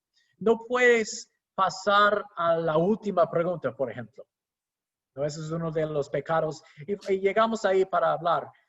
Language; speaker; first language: Spanish; non-native, fluent; English